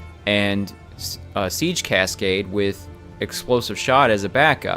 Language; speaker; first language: English; native; English